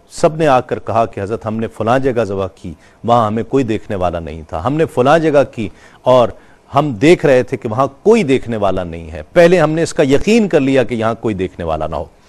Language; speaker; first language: Urdu; native; Urdu